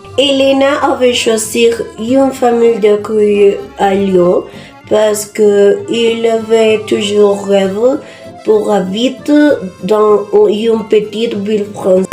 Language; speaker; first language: French; non-native, learner; Spanish